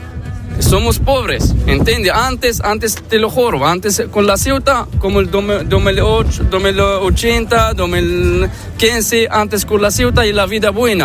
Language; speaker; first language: Spanish; non-native, learner; Arabic